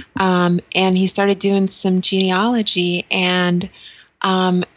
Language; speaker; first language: English; native; English